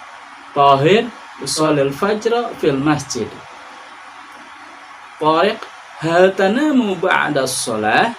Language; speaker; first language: Arabic; non-native, fluent; Indonesian